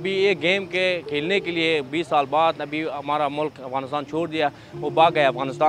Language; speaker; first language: Hindi; non-native, learner; Persian